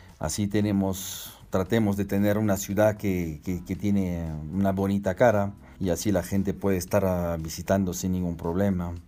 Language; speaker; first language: Spanish; non-native, fluent; French